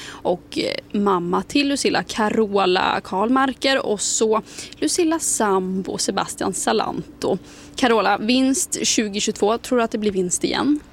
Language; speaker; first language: Swedish; native; Swedish